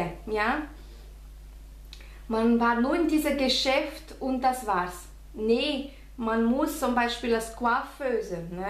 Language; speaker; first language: German; non-native, fluent; Spanish